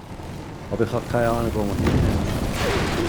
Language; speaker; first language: German; native; German